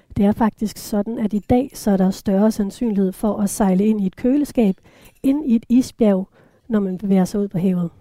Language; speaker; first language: Danish; native; Danish